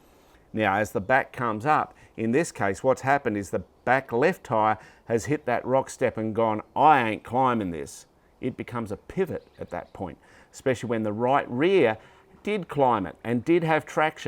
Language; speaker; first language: English; native; English